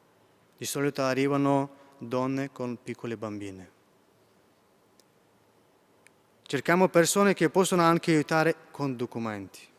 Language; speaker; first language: Italian; non-native, fluent; Ukrainian